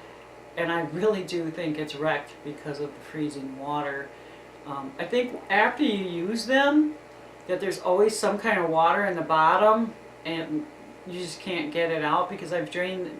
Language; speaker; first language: English; native; English